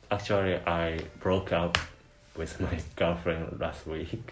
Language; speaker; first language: English; non-native, learner; Japanese